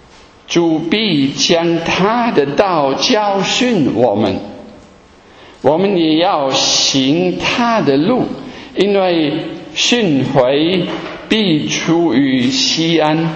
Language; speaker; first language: Chinese; non-native, fluent; German